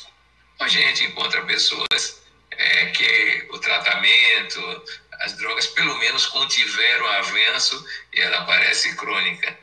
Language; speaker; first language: Portuguese; native; Portuguese